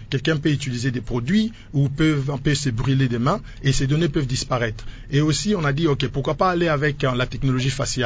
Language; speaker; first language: French; non-native, local second language; Lingala